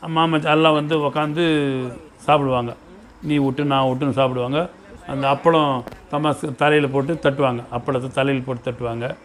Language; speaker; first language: Tamil; non-native, local second language; Marathi